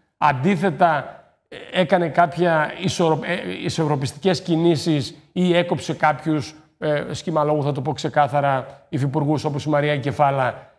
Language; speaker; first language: Greek; native; Greek